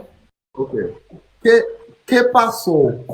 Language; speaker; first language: Spanish; non-native, fluent; Haitian Creole